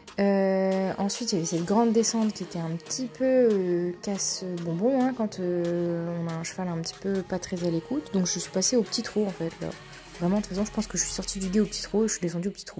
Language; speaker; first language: French; native; French